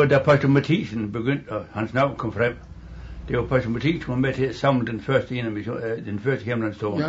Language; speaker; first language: Danish; native; Danish